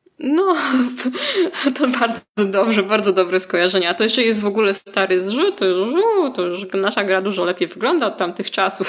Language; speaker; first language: Polish; native; Polish